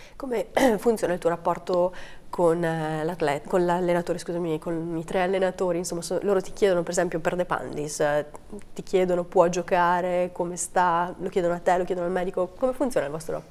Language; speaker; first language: Italian; native; Italian